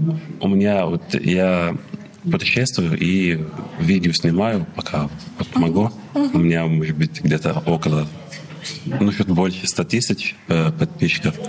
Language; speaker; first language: Russian; non-native, learner; Arabic